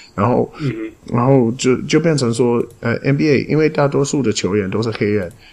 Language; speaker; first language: Chinese; non-native, fluent; English